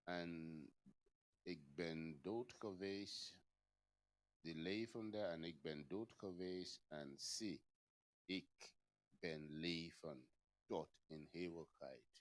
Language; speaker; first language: Dutch; non-native, fluent; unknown